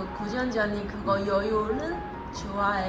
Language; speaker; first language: Korean; non-native, learner; Chinese